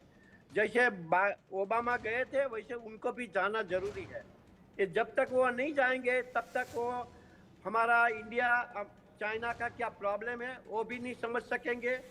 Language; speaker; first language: Hindi; non-native, local second language; Gujarati